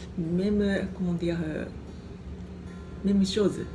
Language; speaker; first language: French; non-native, fluent; Japanese